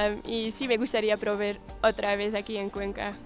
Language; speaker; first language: Spanish; non-native, learner; Dutch